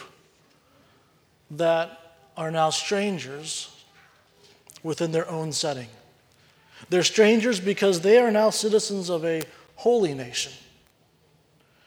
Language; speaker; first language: English; native; English